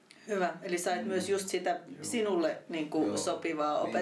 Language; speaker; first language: Finnish; native; Finnish